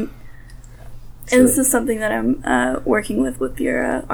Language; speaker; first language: English; early bilingual, other home language; Russian